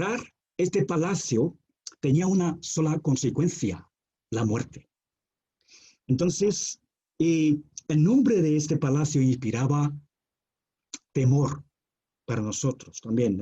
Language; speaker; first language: Spanish; non-native, fluent; Chinese